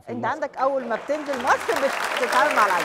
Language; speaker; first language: Arabic; native; Arabic